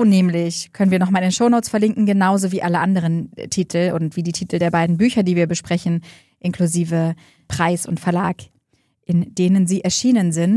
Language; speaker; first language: German; native; German